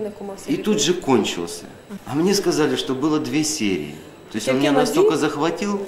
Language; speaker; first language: Russian; native; Russian